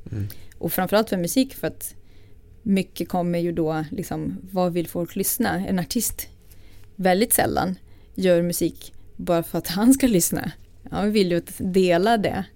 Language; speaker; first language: Swedish; non-native, fluent; Portuguese